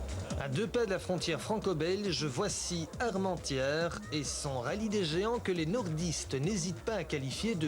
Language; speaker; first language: French; native; French